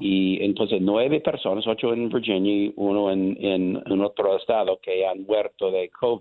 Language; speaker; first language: Spanish; non-native, learner; English